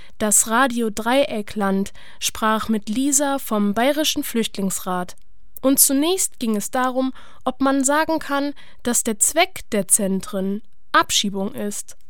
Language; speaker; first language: German; native; German